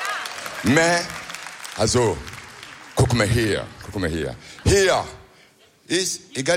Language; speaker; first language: German; non-native, learner; French